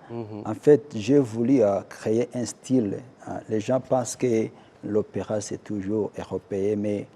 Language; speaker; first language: French; non-native, local second language; Kinyarwanda